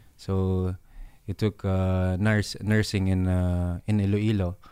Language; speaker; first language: English; non-native, local second language; Hiligaynon